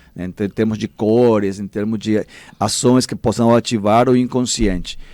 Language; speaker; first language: Portuguese; non-native, fluent; Spanish